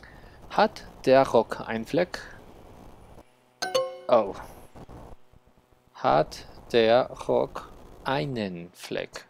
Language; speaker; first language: German; non-native, learner; Spanish